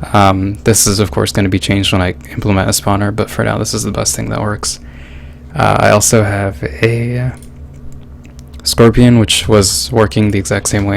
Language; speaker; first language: English; native; English